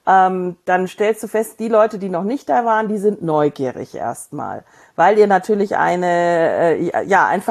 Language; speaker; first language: German; native; German